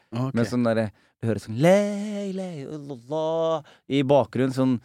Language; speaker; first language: Norwegian; early bilingual, other home language; Somali